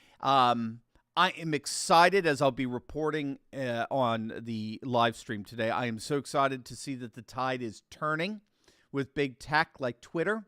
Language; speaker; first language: English; native; English